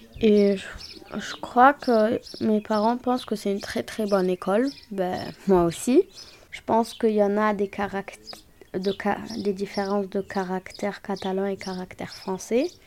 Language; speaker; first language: French; non-native, local second language; German